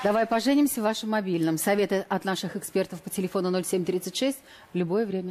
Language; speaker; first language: Russian; native; Russian